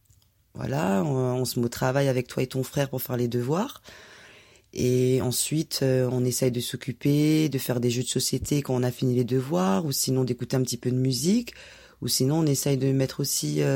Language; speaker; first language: French; native; French